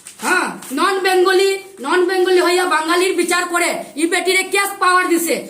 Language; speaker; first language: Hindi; native; Hindi